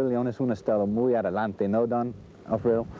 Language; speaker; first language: Spanish; non-native, learner; English